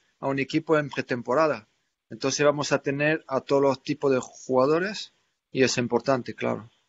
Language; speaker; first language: Spanish; non-native, fluent; French